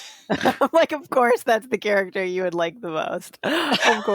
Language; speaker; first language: English; native; English